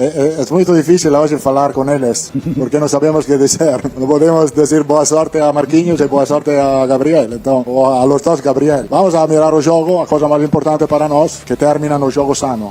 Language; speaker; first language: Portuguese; non-native, learner; Italian